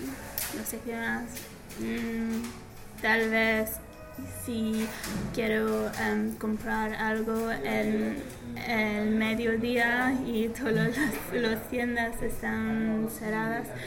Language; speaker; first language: Spanish; non-native, learner; English